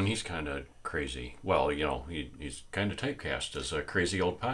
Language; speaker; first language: English; native; English